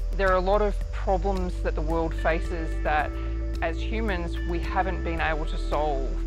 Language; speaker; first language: English; native; English